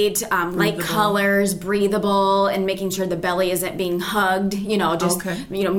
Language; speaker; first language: English; native; English